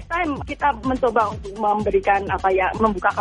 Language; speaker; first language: Indonesian; native; Indonesian